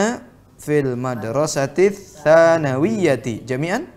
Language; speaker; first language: Arabic; non-native, fluent; Indonesian